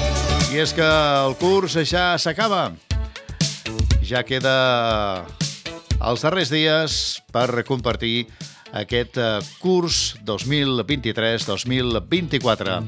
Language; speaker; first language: Catalan; native; Catalan